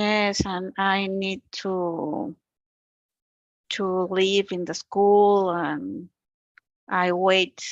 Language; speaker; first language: English; non-native, learner; Spanish